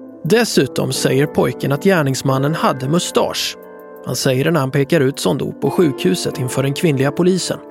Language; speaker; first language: Swedish; native; Swedish